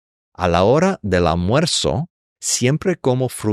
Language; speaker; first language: Spanish; non-native, fluent; English